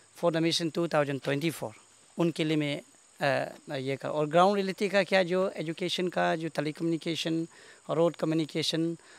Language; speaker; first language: Hindi; non-native, local second language; Nyishi